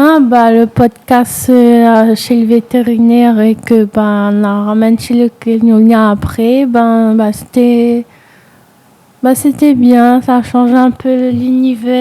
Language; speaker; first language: French; non-native, local second language; Réunion Creole French